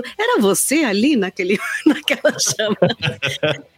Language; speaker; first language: Portuguese; native; Portuguese